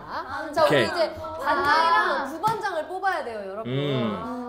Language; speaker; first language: Korean; native; Korean